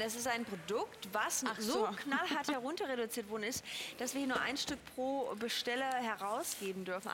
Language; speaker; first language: German; native; German